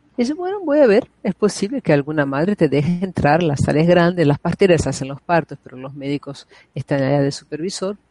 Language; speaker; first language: Spanish; non-native, fluent; Portuguese